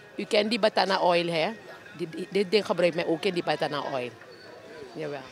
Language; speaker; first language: Dutch; native; Dutch